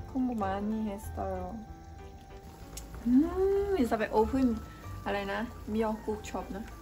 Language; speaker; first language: Korean; non-native, learner; Thai